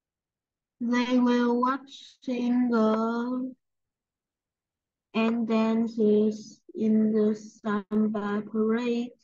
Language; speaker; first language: English; non-native, learner; Vietnamese